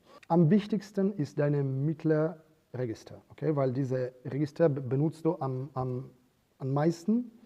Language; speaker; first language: German; non-native, fluent; Russian